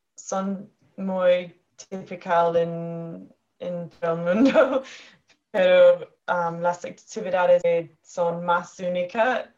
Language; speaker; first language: Spanish; non-native, learner; English